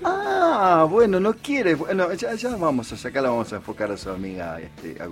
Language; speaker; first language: Spanish; native; Spanish